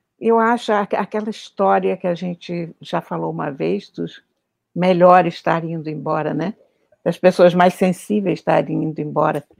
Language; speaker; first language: Portuguese; native; Portuguese